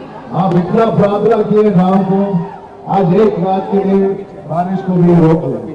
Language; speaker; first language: Hindi; non-native, local second language; Telugu